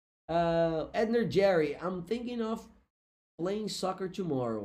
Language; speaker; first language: English; non-native, fluent; Portuguese